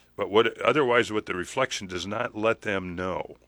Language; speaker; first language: English; native; English